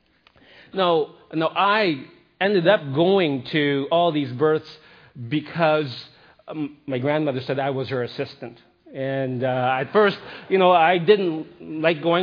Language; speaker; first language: English; non-native, local second language; Filipino